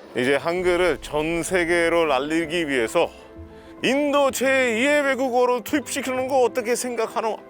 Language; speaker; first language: Korean; non-native, fluent; Hindi